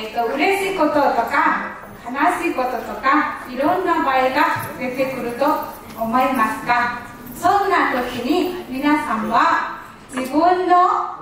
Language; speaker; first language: Japanese; non-native, fluent; Nepali